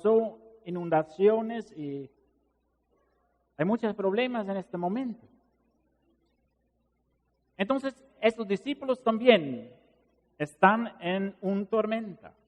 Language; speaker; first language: Spanish; non-native, fluent; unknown